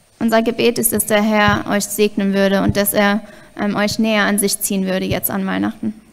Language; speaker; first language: German; native; German